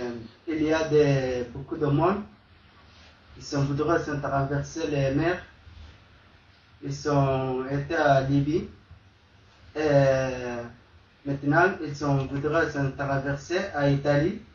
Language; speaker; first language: French; non-native, learner; Arabic